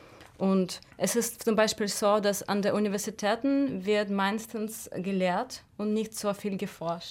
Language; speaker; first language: German; non-native, fluent; Russian